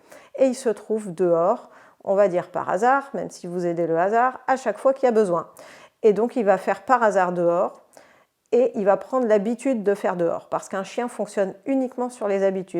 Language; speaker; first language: French; native; French